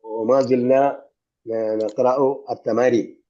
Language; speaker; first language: Arabic; non-native, fluent; Malayalam